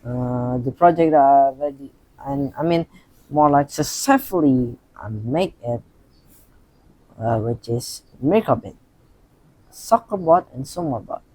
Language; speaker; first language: English; non-native, learner; Indonesian